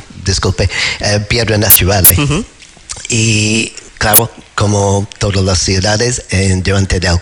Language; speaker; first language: Spanish; non-native, learner; English